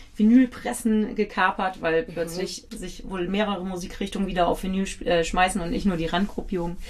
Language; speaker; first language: German; native; German